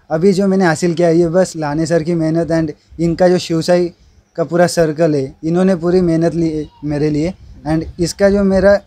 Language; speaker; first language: Hindi; non-native, local second language; Marathi